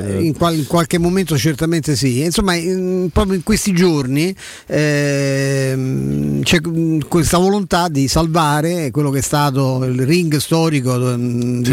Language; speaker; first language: Italian; native; Italian